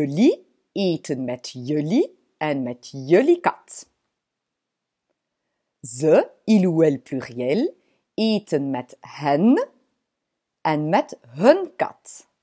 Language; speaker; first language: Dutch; non-native, local second language; French